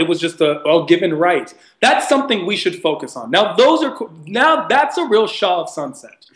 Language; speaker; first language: English; early bilingual, other home language; Persian